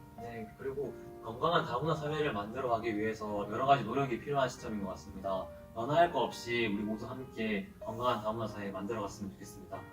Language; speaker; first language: Korean; native; Korean